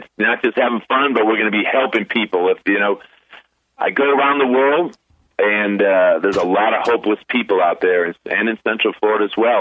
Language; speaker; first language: English; native; English